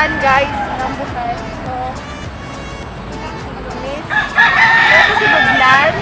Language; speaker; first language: Filipino; non-native, local second language; Hiligaynon